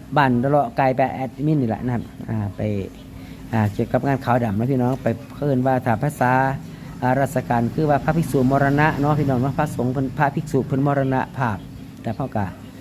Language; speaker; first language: Thai; native; Thai